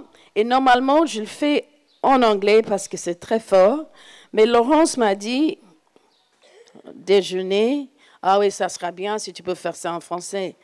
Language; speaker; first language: French; non-native, fluent; English